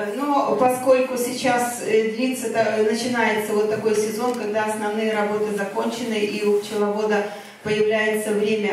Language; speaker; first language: Russian; native; Russian